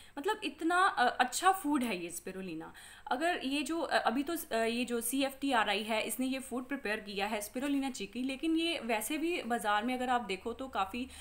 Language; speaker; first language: Hindi; non-native, local second language; Punjabi